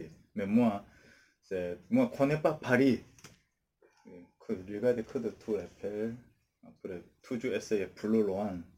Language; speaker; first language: French; non-native, learner; Korean